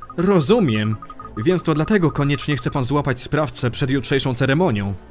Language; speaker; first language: Polish; early bilingual, heritage; Polish